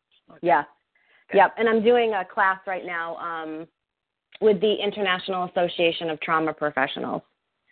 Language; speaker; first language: English; native; English